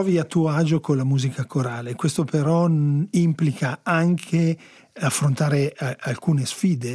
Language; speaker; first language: Italian; native; Italian